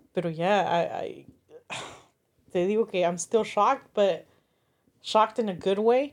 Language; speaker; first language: English; early bilingual, other home language; Spanish